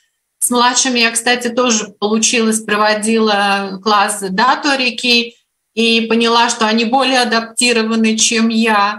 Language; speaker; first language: Russian; native; Russian